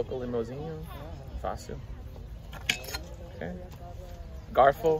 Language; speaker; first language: Portuguese; non-native, fluent; English